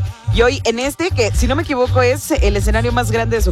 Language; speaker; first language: Spanish; native; Spanish